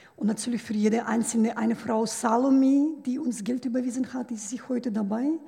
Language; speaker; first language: German; non-native, fluent; Russian